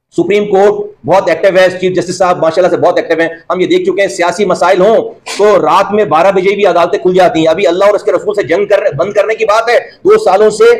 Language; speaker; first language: Urdu; native; Urdu